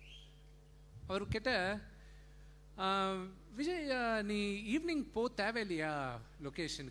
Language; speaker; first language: Tamil; non-native, fluent; Telugu